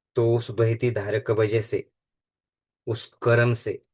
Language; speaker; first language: Hindi; non-native, local second language; Marathi